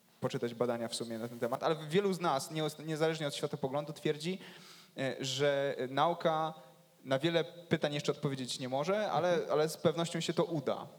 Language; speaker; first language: Polish; native; Polish